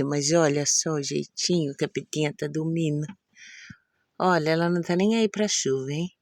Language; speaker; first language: Portuguese; native; Portuguese